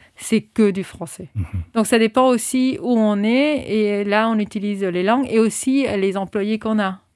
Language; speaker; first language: French; non-native, fluent; German